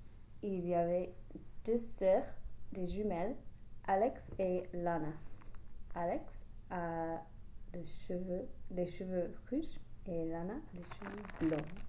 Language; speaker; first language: French; non-native, learner; English